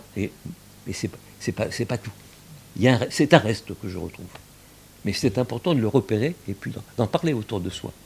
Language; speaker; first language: French; early bilingual, other home language; Yiddish